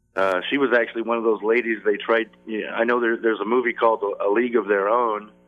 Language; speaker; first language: English; native; English